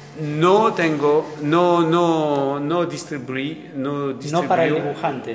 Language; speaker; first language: Spanish; non-native, learner; French